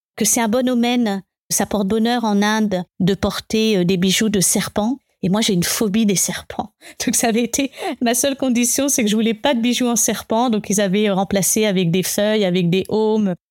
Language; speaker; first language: French; native; French